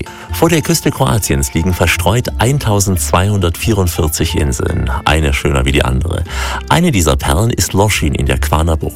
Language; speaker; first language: German; native; German